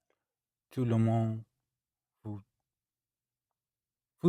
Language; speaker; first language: French; non-native, learner; English